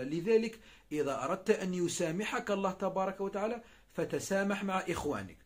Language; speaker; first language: Arabic; native; Arabic